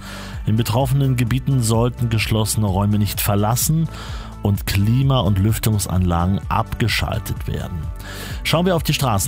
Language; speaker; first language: German; native; German